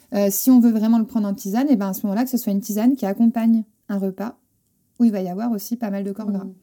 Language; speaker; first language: French; non-native, fluent; Spanish